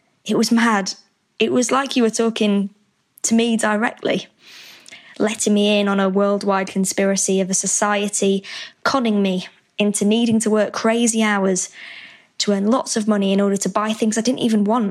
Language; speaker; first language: English; native; English